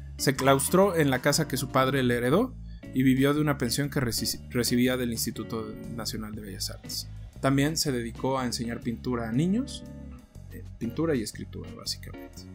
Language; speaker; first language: Spanish; native; Spanish